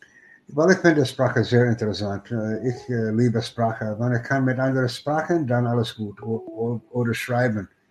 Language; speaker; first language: German; non-native, learner; English